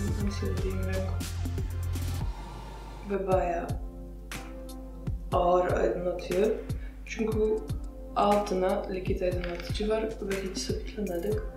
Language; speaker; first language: Turkish; non-native, fluent; Russian